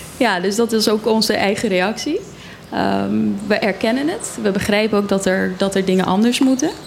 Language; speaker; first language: Dutch; native; Dutch